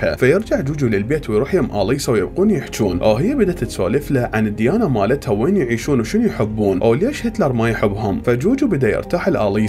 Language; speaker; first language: Arabic; native; Arabic